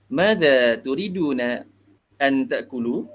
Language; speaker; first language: Arabic; non-native, learner; Malay